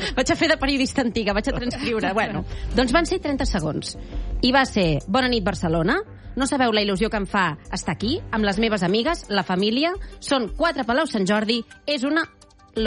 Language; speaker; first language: Catalan; native; Catalan